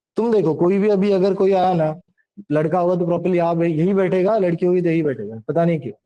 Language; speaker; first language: Hindi; non-native, local second language; Marathi